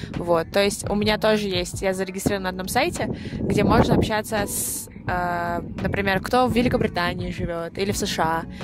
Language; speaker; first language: Russian; native; Russian